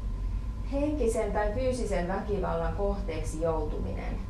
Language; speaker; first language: Finnish; native; Finnish